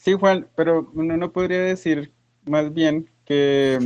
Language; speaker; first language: Spanish; native; Spanish